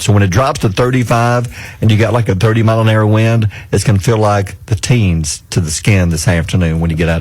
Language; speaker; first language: English; native; English